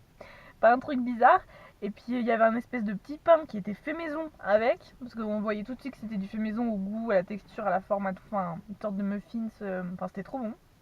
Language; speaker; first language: French; native; French